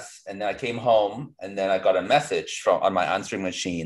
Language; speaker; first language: English; non-native, local second language; Cantonese